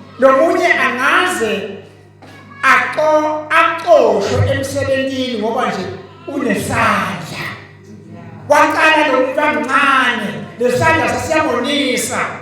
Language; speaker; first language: Zulu; non-native, local second language; Swati